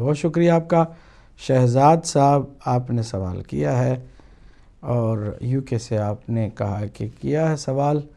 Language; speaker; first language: Urdu; native; Urdu